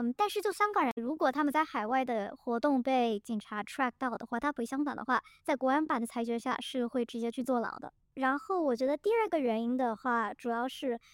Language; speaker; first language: Chinese; native; Chinese